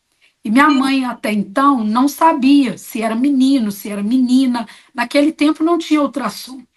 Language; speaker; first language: Portuguese; native; Portuguese